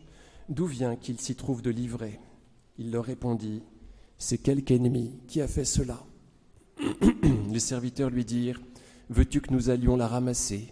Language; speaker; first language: French; native; French